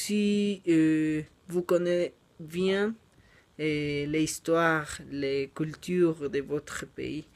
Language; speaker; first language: French; non-native, learner; Spanish